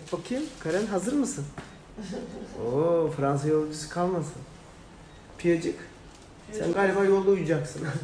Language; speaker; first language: Turkish; native; Turkish